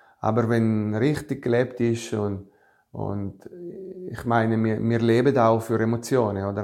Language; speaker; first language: German; non-native, fluent; Italian